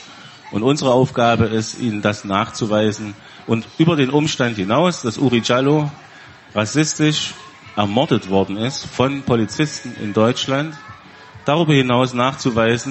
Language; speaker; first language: German; native; German